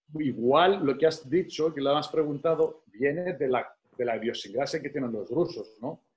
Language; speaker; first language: Spanish; non-native, fluent; Greek